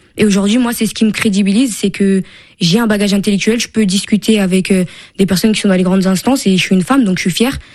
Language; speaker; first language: French; native; French